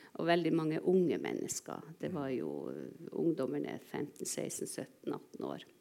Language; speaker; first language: Norwegian; non-native, local second language; Northern Sami